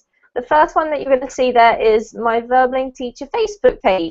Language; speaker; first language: English; native; English